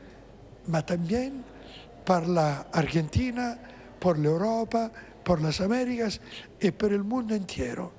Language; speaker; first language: Spanish; non-native, fluent; Italian